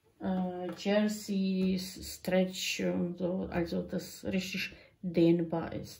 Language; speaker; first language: German; non-native, fluent; Croatian